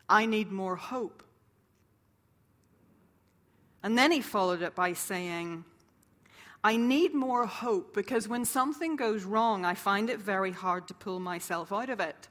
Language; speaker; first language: English; native; English